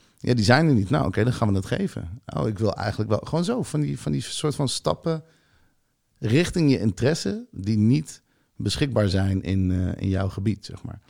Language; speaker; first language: Dutch; early bilingual, other home language; Hebrew